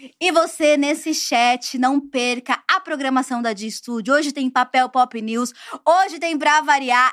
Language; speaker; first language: Portuguese; native; Portuguese